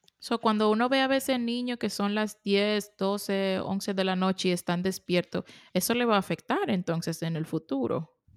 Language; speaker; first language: Spanish; native; Spanish